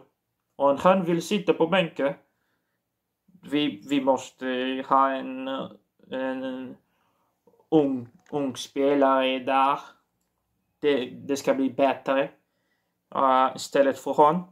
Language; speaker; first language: Swedish; non-native, learner; Portuguese